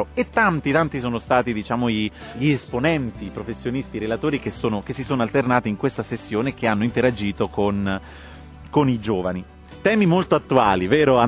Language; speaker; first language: Italian; native; Italian